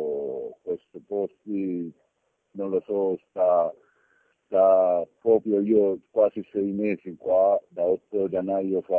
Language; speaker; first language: Italian; non-native, learner; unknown